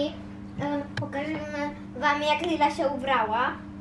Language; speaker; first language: Polish; early bilingual, heritage; Polish